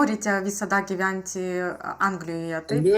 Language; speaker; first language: Lithuanian; non-native, learner; Russian